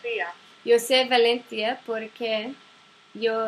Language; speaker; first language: Spanish; non-native, learner; English